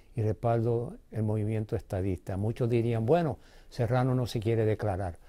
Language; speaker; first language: Spanish; early bilingual, heritage; Spanish